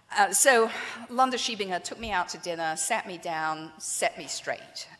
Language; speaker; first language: English; native; English